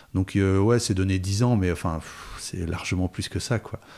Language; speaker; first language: French; native; French